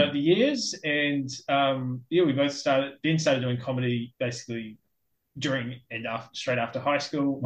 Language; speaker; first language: English; native; English